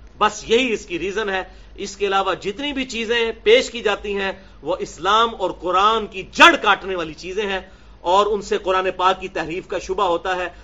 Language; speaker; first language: Urdu; native; Urdu